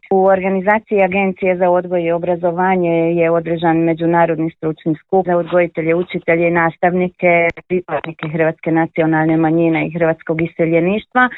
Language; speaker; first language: Croatian; early bilingual, heritage; Croatian